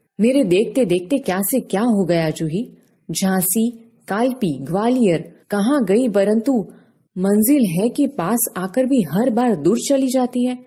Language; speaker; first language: Hindi; non-native, local second language; Gujarati